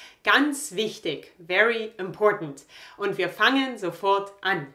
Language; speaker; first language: German; native; German